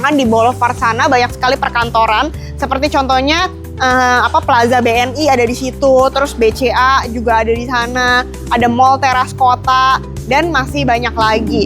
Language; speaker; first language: Indonesian; native; Indonesian